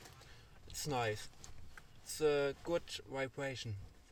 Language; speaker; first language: English; non-native, learner; German